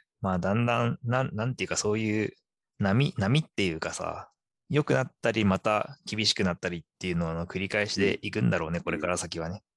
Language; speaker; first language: Japanese; native; Japanese